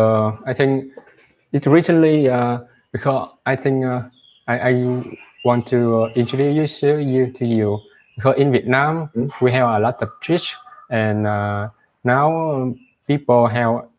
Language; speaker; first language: English; non-native, learner; Vietnamese